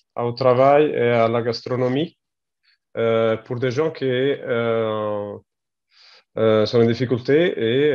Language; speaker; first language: French; non-native, learner; Italian